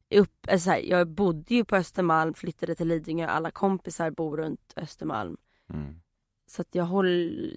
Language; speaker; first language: Swedish; native; Swedish